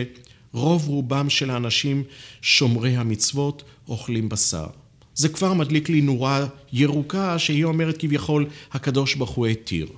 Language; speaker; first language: Hebrew; native; Hebrew